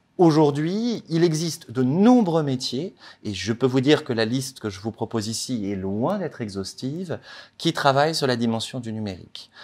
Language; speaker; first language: French; native; French